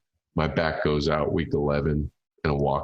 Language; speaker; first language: English; native; English